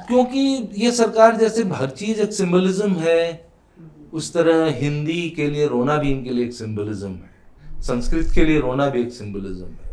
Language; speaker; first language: Hindi; native; Hindi